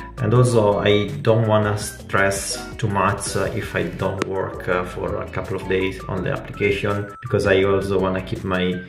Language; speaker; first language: English; non-native, fluent; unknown